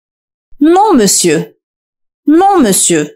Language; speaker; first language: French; non-native, fluent; Arabic